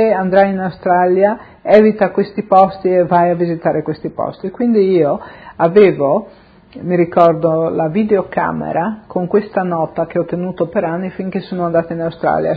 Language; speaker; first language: Italian; native; Italian